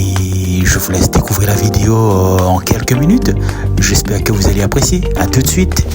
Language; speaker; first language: French; non-native, local second language; Morisyen